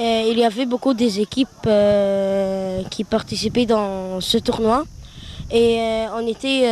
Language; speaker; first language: French; non-native, fluent; Arabic